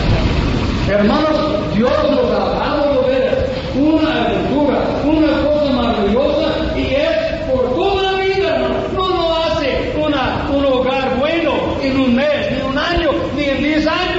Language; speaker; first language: Spanish; non-native, fluent; English